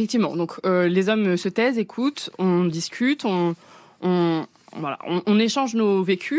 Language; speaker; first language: French; native; French